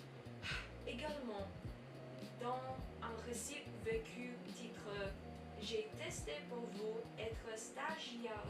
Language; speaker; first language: French; non-native, learner; English